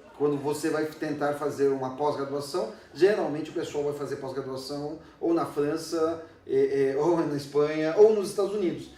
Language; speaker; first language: Portuguese; non-native, fluent; Spanish